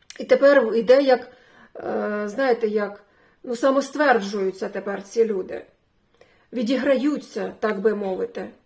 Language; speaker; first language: Ukrainian; non-native, local second language; Russian